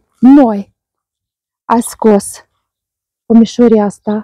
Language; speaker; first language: Romanian; non-native, learner; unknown